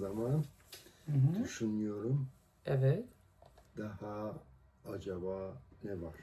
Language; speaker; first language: Turkish; non-native, learner; Swedish